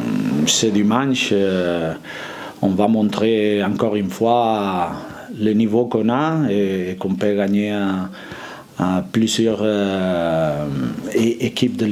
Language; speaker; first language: French; non-native, fluent; Spanish